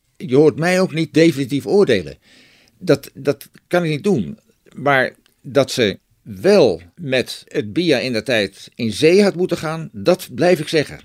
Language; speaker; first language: Dutch; native; Dutch